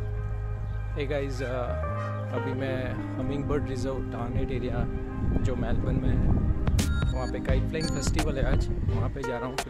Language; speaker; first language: Hindi; non-native, local second language; Marathi